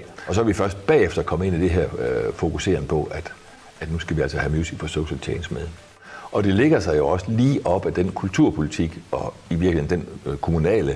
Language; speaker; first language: Danish; native; Danish